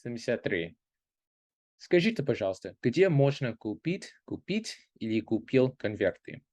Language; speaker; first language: Russian; non-native, fluent; English